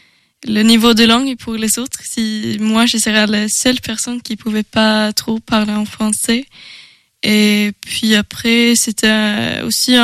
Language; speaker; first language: French; non-native, learner; Swedish